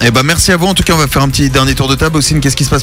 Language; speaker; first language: French; native; French